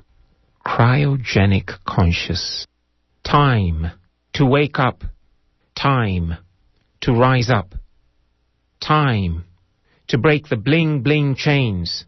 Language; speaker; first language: English; non-native, local second language; Ganda